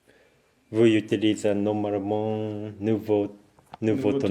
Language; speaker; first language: French; non-native, learner; Japanese